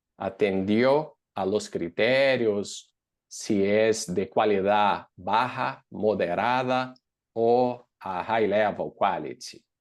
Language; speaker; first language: Spanish; non-native, fluent; Portuguese